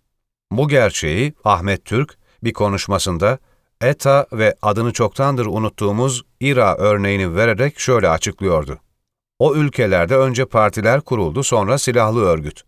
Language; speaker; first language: Turkish; native; Turkish